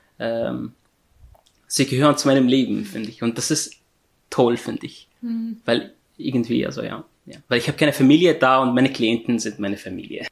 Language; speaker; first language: German; non-native, fluent; Arabic